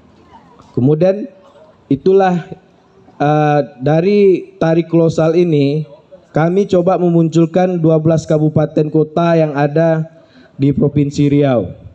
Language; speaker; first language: Indonesian; native; Indonesian